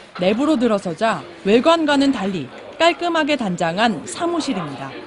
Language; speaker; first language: Korean; native; Korean